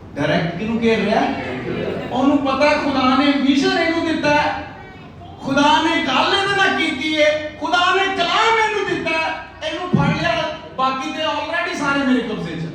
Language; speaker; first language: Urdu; non-native, local second language; Punjabi